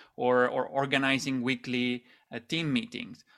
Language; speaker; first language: English; non-native, fluent; Italian